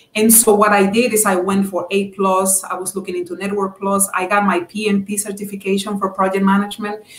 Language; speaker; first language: English; non-native, fluent; Spanish